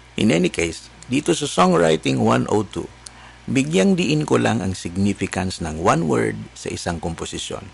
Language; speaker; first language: Filipino; native; Filipino